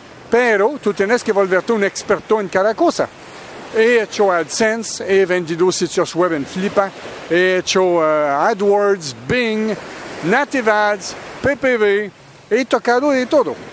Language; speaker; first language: Spanish; non-native, fluent; French